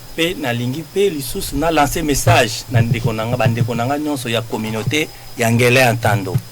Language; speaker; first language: Lingala; non-native, local second language; Mongo